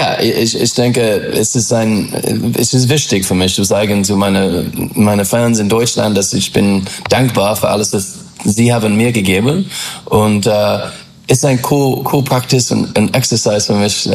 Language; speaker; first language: German; non-native, learner; English